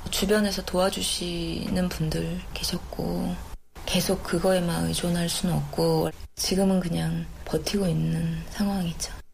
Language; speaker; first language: Korean; native; Korean